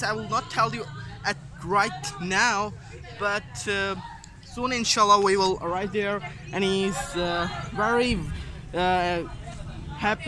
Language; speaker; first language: English; non-native, local second language; Urdu